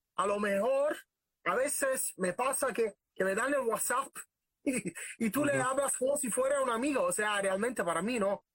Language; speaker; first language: Spanish; non-native, fluent; Italian